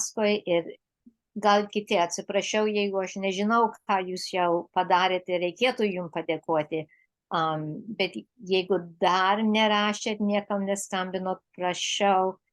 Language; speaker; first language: Lithuanian; early bilingual, heritage; Lithuanian